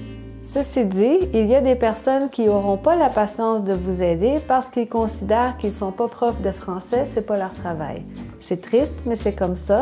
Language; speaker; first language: French; native; French